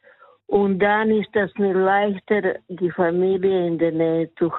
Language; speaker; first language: German; non-native, learner; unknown